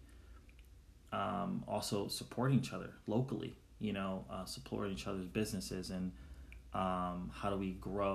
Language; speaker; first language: English; native; English